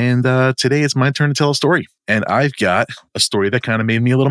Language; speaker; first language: English; native; English